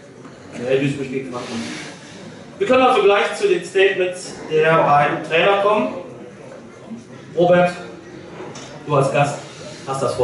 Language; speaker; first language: German; native; German